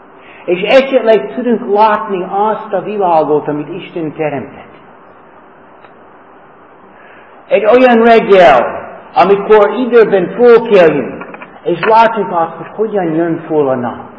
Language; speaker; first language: Hungarian; non-native, fluent; English